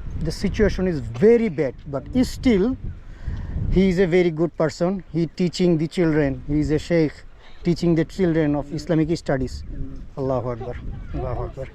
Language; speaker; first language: English; non-native, learner; Bangla